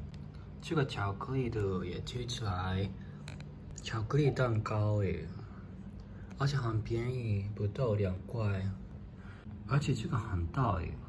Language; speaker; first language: Chinese; non-native, fluent; Japanese